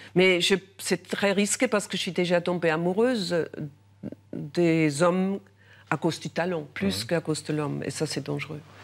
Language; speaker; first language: French; non-native, local second language; German